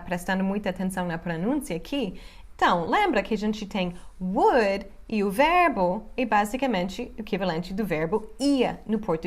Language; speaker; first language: Portuguese; non-native, fluent; English